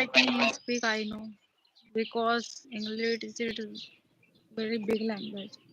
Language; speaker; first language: English; non-native, learner; Hindi